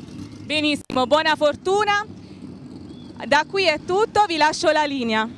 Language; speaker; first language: Italian; native; Italian